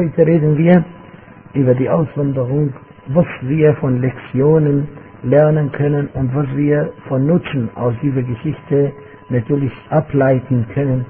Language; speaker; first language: German; non-native, fluent; Arabic